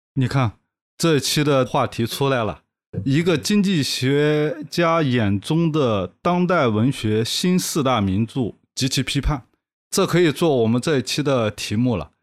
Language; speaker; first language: Chinese; native; Chinese